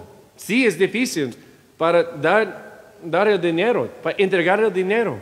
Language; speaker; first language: Spanish; non-native, fluent; English